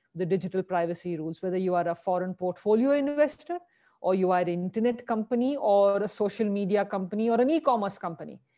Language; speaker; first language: English; non-native, local second language; Hindi